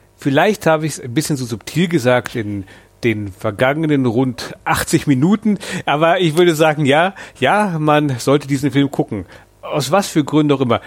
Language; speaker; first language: German; native; German